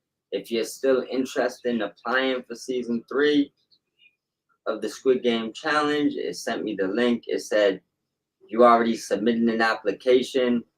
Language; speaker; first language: English; native; English